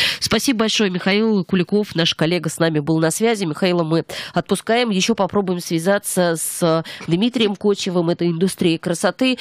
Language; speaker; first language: Russian; native; Russian